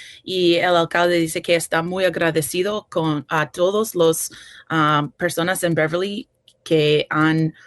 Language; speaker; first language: Spanish; non-native, fluent; English